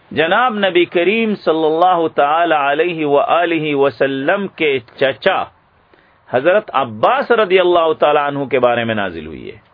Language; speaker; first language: Urdu; native; Urdu